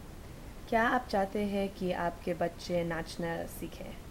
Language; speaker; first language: Hindi; non-native, learner; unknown